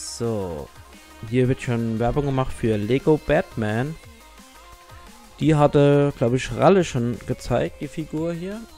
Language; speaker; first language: German; native; German